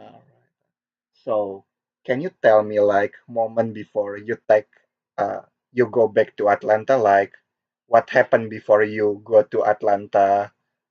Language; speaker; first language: English; non-native, learner; Korean